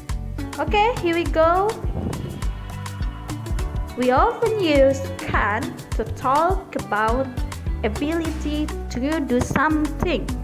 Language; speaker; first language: English; non-native, learner; Indonesian